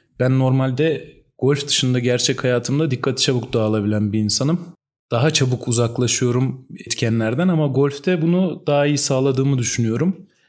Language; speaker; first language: Turkish; native; Turkish